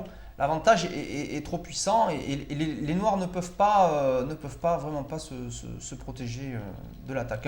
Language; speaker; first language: French; native; French